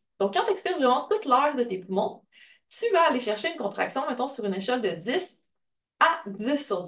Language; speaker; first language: French; native; French